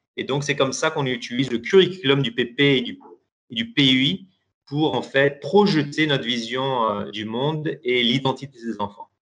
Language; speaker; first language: French; non-native, local second language; Persian